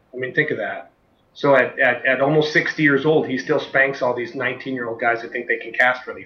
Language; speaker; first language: English; native; English